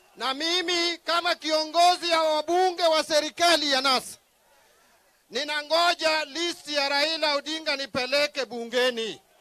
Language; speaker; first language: Swahili; non-native, local second language; Luo (Kenya and Tanzania)